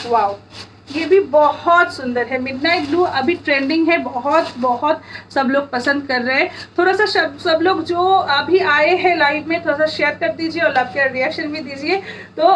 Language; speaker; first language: Hindi; non-native, local second language; Bangla